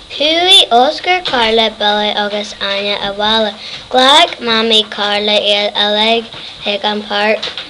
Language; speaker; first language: Irish; non-native, local second language; English